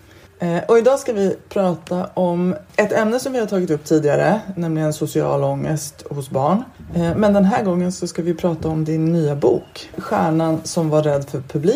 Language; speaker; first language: Swedish; native; Swedish